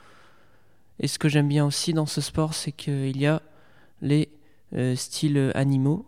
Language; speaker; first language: French; native; French